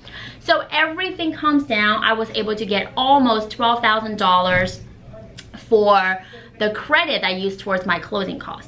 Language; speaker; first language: English; non-native, fluent; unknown